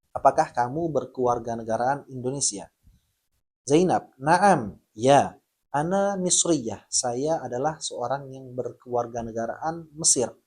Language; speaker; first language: Indonesian; native; Indonesian